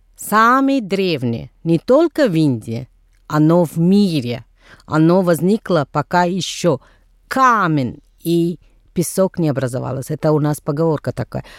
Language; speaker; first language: Russian; non-native, fluent; Tamil